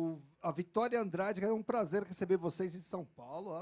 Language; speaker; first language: Portuguese; native; Portuguese